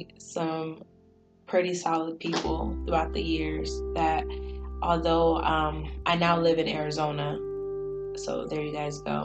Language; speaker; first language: English; native; English